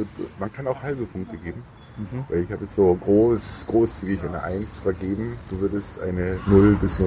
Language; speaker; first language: German; native; German